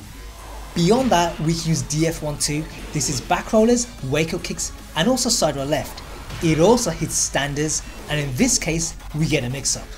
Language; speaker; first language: English; native; English